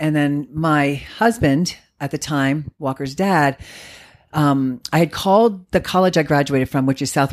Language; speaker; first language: English; native; English